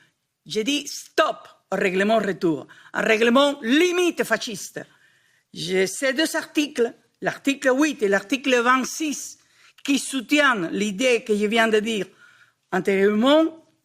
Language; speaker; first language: French; non-native, fluent; Spanish